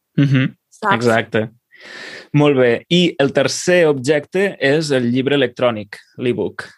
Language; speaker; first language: Catalan; native; Catalan